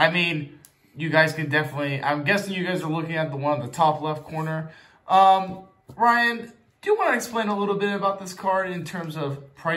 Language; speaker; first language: English; native; English